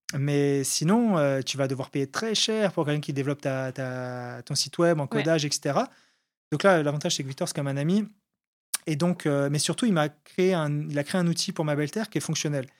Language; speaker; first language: French; native; French